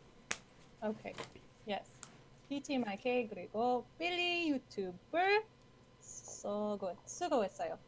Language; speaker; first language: Korean; non-native, learner; English